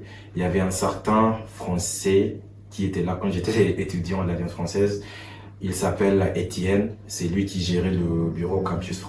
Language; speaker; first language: French; non-native, fluent; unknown